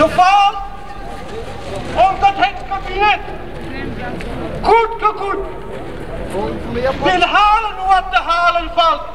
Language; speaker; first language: Dutch; non-native, fluent; Arabic